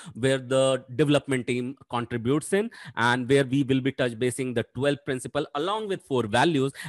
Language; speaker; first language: English; non-native, local second language; Hindi